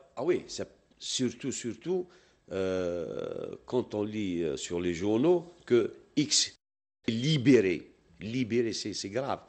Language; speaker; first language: French; non-native, local second language; Arabic